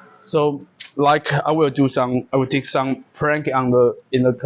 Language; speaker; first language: English; non-native, learner; Chinese